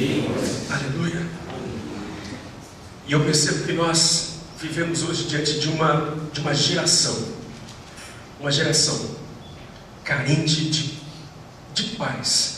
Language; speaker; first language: Portuguese; native; Portuguese